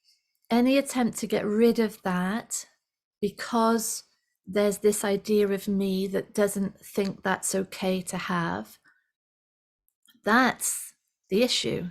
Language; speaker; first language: English; native; English